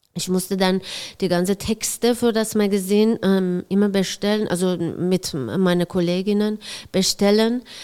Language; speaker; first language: German; non-native, fluent; Persian